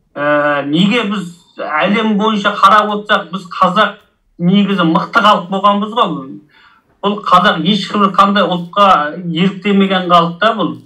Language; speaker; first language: Kazakh; early bilingual, heritage; Kazakh